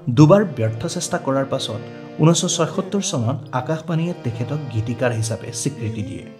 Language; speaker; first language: Assamese; native; Assamese